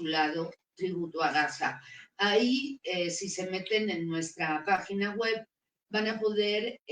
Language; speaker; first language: Spanish; native; Spanish